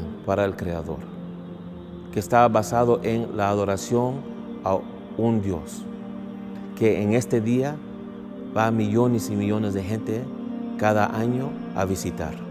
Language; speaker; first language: Spanish; early bilingual, heritage; English